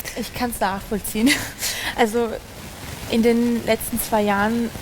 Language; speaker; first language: German; native; German